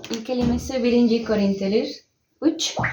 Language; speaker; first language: Turkish; non-native, learner; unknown